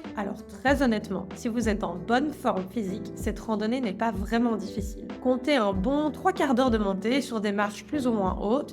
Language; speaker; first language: French; native; French